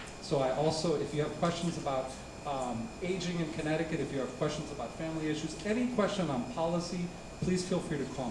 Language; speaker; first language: English; early bilingual, other home language; Spanish